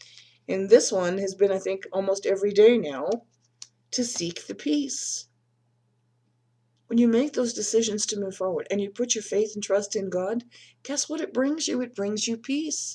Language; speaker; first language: English; native; English